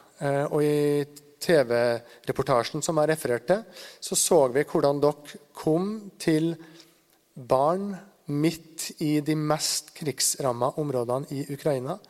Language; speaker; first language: Norwegian; native; Norwegian